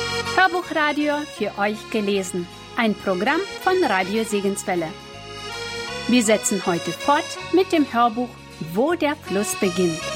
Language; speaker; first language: German; native; German